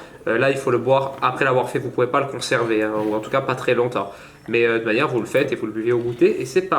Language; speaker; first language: French; native; French